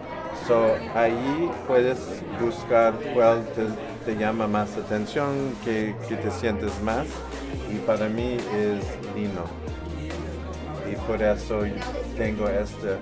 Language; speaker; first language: Spanish; non-native, learner; English